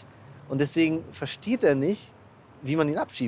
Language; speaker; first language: German; native; German